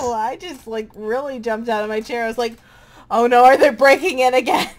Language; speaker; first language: English; native; English